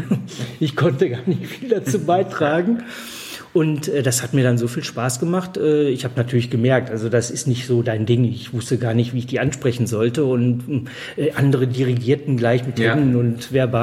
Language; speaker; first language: German; native; German